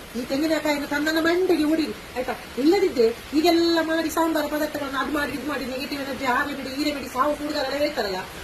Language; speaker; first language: Kannada; native; Kannada